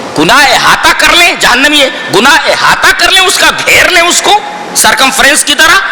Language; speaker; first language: Urdu; native; Urdu